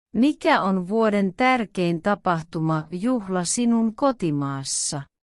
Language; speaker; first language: Finnish; non-native, learner; Vietnamese